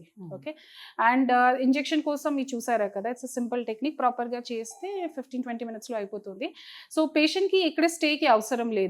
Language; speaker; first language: Telugu; non-native, local second language; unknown